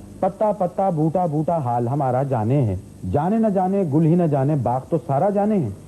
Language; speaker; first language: Urdu; native; Urdu